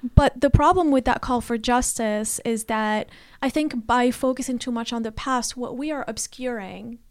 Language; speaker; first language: English; non-native, fluent; Arabic